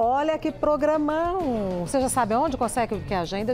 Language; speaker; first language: Portuguese; native; Portuguese